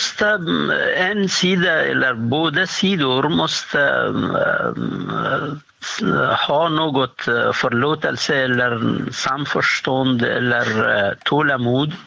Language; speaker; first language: Swedish; non-native, fluent; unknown